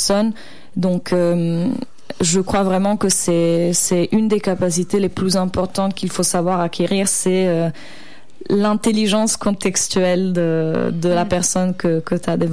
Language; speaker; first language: French; native; French